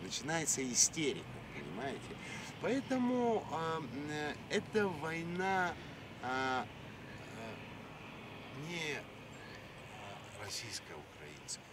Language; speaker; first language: Russian; native; Russian